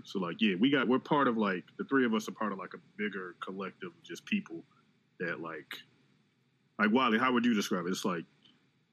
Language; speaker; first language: English; native; English